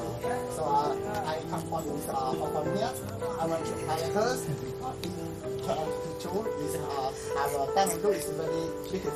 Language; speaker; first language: English; non-native, learner; Hmong